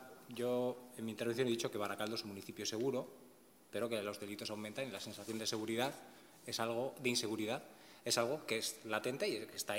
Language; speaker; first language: Spanish; native; Spanish